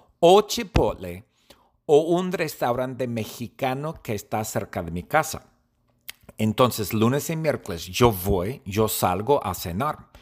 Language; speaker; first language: Spanish; non-native, learner; English